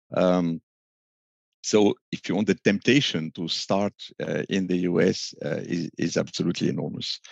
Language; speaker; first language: English; non-native, fluent; French